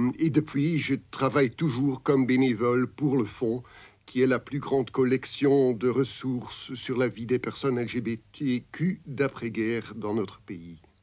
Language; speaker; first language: French; non-native, local second language; Dutch